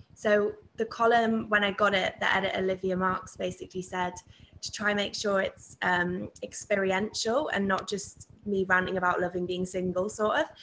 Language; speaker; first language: English; native; English